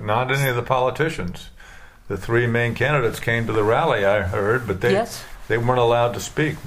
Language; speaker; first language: English; native; English